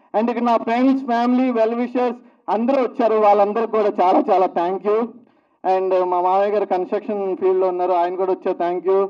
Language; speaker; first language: Telugu; native; Telugu